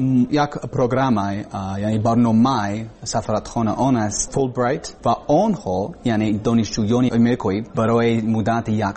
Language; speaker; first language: Persian; non-native, learner; English